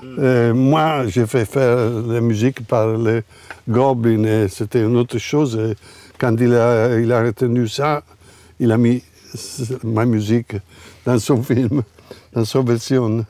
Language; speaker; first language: French; non-native, fluent; Italian